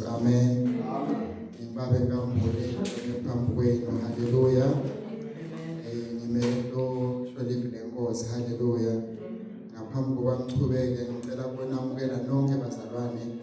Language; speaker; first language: Zulu; non-native, local second language; Swati